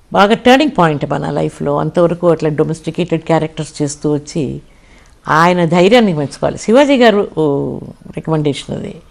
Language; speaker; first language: Telugu; non-native, local second language; Kannada